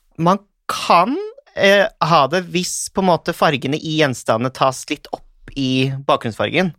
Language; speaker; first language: Norwegian; native; Norwegian